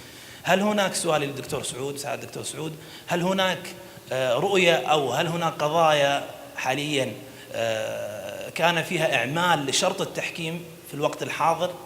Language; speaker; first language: Arabic; native; Arabic